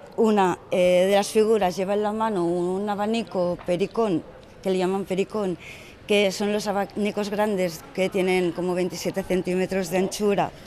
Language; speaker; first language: Spanish; native; Spanish